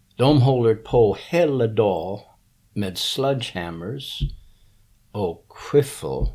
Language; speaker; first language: Swedish; early bilingual, other home language; English